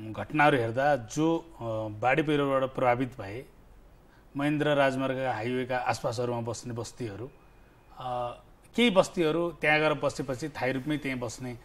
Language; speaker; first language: Nepali; native; Nepali